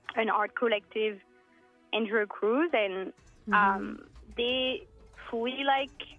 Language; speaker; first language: English; early bilingual, heritage; French